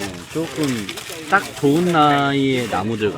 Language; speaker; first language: Korean; native; Korean